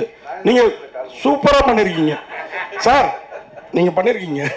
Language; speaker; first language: Tamil; native; Tamil